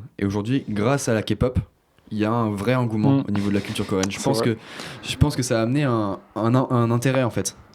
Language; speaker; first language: French; native; French